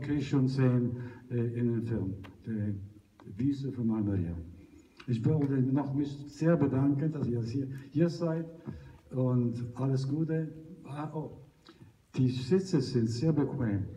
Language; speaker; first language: German; non-native, learner; Italian